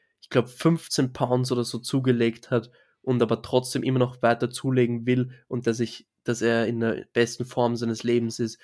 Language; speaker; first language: German; native; German